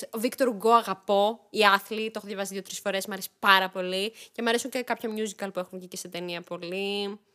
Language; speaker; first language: Greek; early bilingual, other home language; Armenian